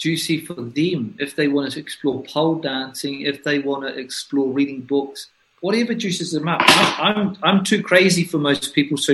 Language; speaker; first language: English; native; English